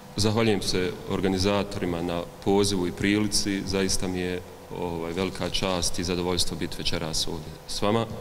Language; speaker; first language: Bosnian; native; Bosnian